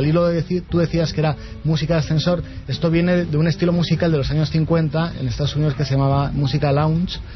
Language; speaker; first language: Spanish; native; Spanish